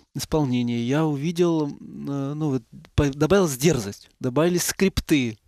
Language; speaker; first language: Russian; native; Russian